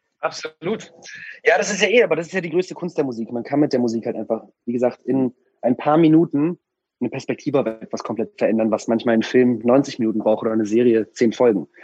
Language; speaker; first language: German; early bilingual, other home language; Russian